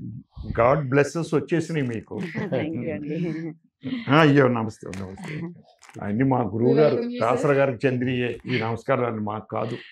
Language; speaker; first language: Telugu; native; Telugu